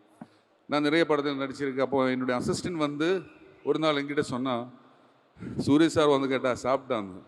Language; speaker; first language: Tamil; non-native, learner; Malayalam